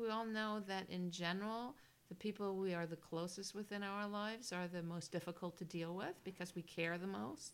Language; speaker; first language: English; non-native, fluent; German